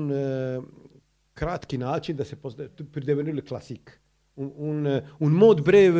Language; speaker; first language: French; non-native, learner; Croatian